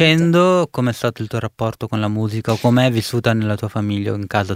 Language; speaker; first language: Italian; early bilingual, other home language; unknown